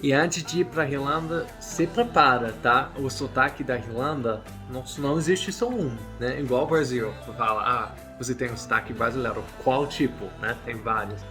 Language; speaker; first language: Portuguese; non-native, learner; English